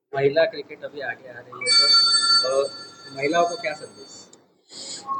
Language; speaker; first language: Hindi; non-native, local second language; Gujarati